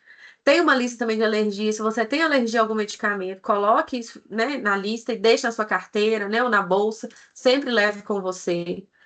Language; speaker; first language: Portuguese; native; Portuguese